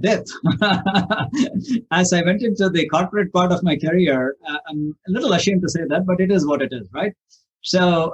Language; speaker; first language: English; non-native, local second language; Kannada